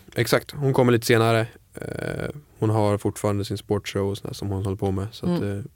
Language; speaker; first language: Swedish; native; Swedish